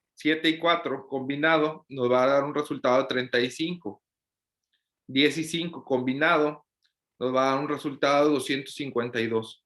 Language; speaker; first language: Spanish; native; Spanish